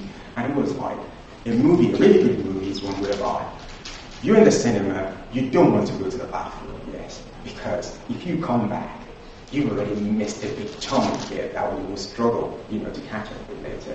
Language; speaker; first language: English; non-native, local second language; Yoruba